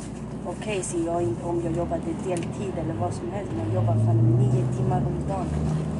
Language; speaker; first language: Swedish; non-native, local second language; Spanish